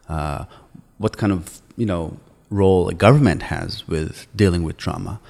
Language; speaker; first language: English; non-native, fluent; Hebrew